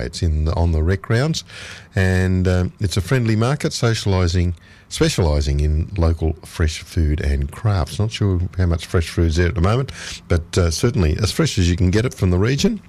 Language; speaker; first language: English; native; English